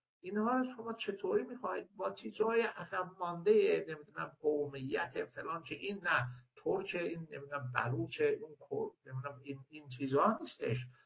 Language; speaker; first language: Persian; non-native, local second language; Azerbaijani